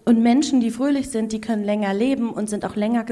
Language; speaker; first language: German; native; German